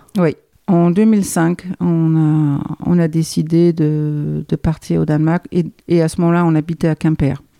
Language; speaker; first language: French; non-native, fluent; Danish